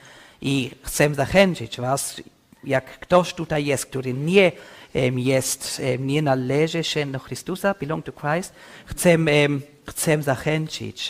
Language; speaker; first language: Polish; non-native, learner; English